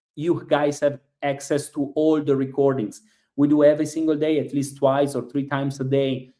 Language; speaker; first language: English; non-native, fluent; Italian